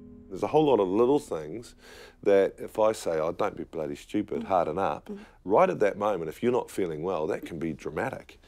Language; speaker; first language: English; native; English